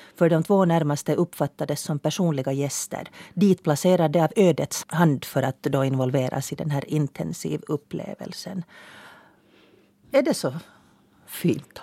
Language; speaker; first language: Swedish; native; Swedish